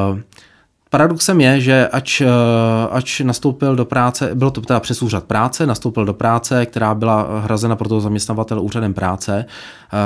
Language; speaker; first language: Czech; native; Czech